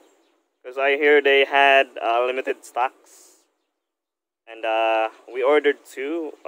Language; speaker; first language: English; non-native, local second language; Filipino